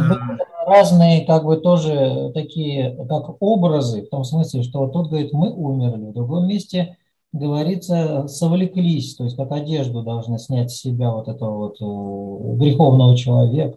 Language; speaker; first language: Russian; native; Russian